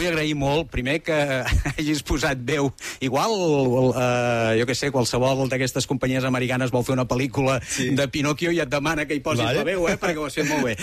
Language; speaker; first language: Catalan; native; Catalan